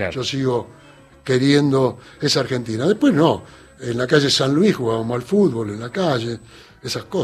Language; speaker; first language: Spanish; native; Spanish